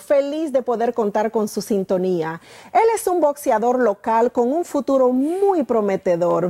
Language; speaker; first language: Spanish; native; Spanish